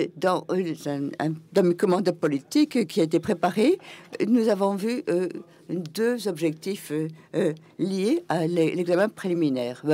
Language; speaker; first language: French; non-native, fluent; German